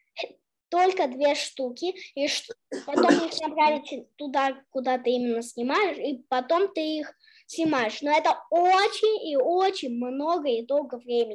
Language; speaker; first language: Russian; early bilingual, heritage; Russian